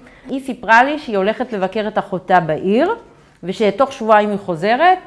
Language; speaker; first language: Hebrew; early bilingual, other home language; Amharic